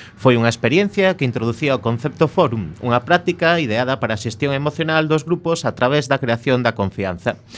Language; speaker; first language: Galician; native; Galician